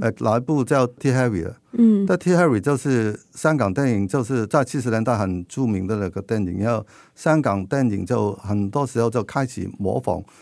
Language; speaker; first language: Chinese; non-native, local second language; Cantonese